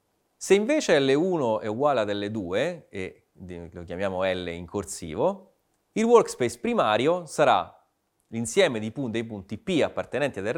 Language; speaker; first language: Italian; native; Italian